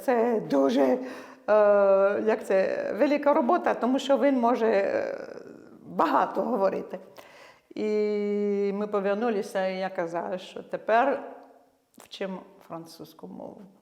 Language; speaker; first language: Ukrainian; non-native, fluent; French